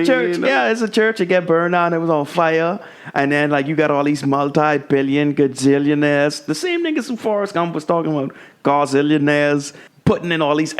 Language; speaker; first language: English; native; English